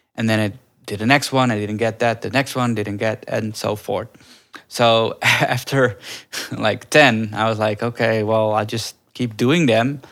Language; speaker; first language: English; early bilingual, other home language; Dutch